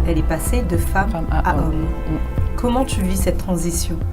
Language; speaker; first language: French; native; French